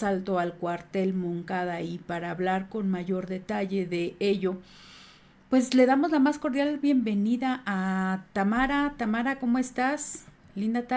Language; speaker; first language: Spanish; native; Spanish